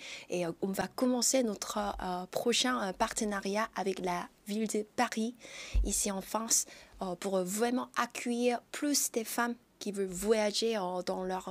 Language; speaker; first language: French; non-native, fluent; Korean